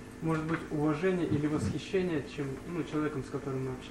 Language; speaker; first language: Russian; native; Russian